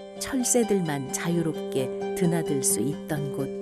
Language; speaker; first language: Korean; native; Korean